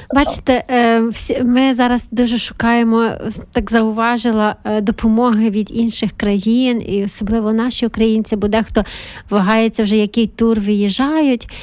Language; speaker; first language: Ukrainian; native; Ukrainian